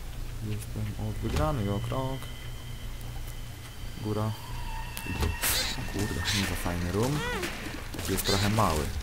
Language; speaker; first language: Polish; native; Polish